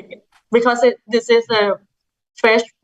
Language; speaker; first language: English; non-native, learner; Thai